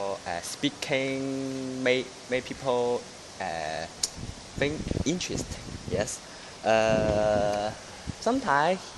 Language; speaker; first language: English; non-native, learner; Chinese